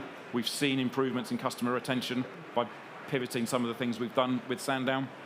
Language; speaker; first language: English; native; English